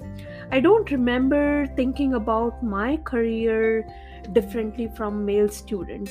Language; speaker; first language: English; non-native, local second language; Hindi